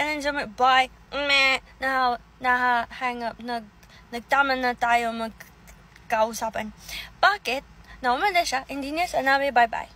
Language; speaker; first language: Filipino; early bilingual, heritage; English